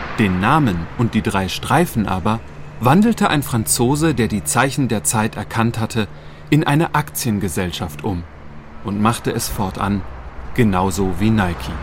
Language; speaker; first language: German; native; German